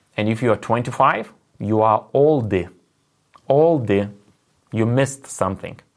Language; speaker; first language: English; non-native, fluent; Lithuanian